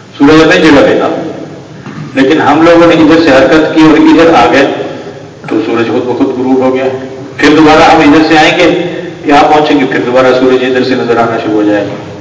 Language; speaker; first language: Urdu; non-native, local second language; Pashto